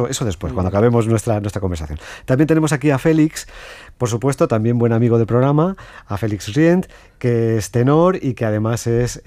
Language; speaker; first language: Spanish; native; Spanish